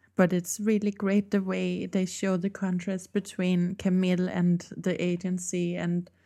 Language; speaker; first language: English; non-native, fluent; Danish